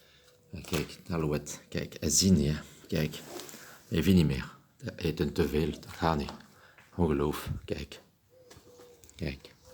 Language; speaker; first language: Dutch; non-native, learner; French